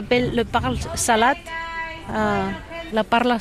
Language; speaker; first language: French; non-native, learner; Catalan